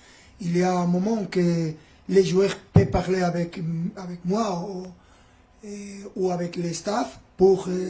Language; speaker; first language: French; non-native, fluent; Spanish